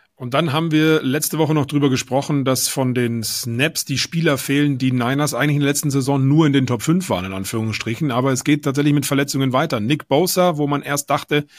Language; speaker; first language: German; native; German